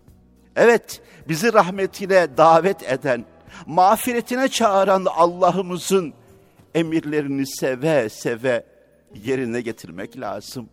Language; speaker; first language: Turkish; native; Turkish